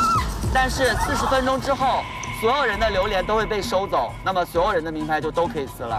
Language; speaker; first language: Chinese; native; Chinese